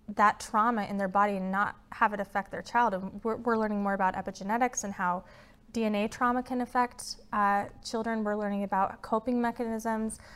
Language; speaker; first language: English; native; English